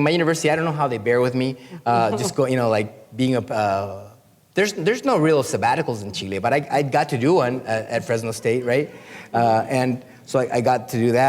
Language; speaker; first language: English; non-native, fluent; Spanish